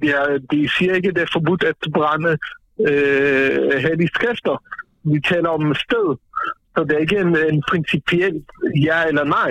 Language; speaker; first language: Danish; non-native, fluent; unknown